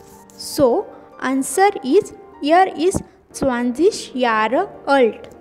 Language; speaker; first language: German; non-native, learner; English